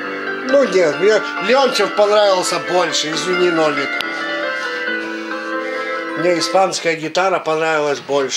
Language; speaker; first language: Russian; native; Russian